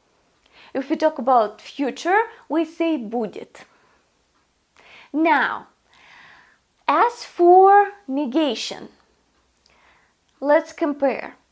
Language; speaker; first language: English; non-native, fluent; Russian